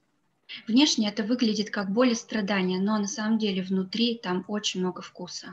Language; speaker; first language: Russian; native; Russian